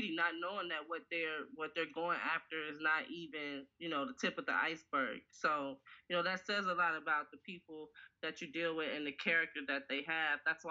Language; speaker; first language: English; native; English